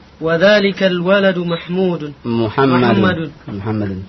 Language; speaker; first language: Arabic; non-native, learner; Indonesian